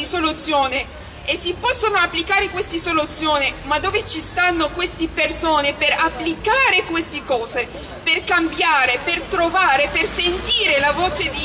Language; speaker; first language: Italian; early bilingual, other home language; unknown